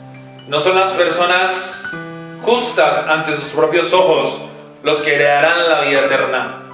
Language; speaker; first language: Spanish; native; Spanish